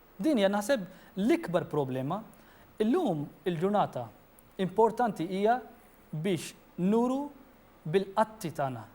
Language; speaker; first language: Maltese; non-native, fluent; Urdu